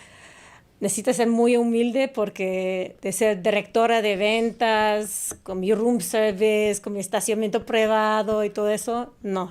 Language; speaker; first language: Spanish; non-native, fluent; English